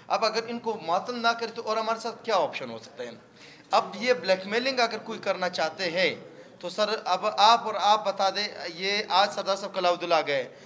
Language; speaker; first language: Urdu; non-native, local second language; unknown